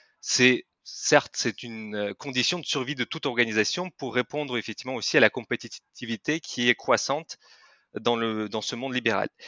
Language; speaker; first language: French; non-native, fluent; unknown